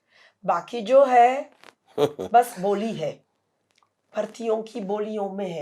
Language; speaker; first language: Hindi; non-native, fluent; Italian